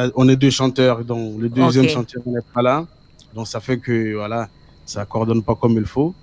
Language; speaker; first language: French; non-native, local second language; Mossi